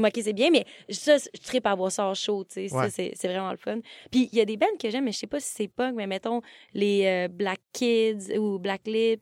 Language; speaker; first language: French; native; French